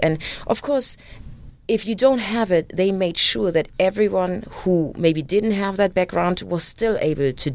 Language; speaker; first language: English; non-native, fluent; German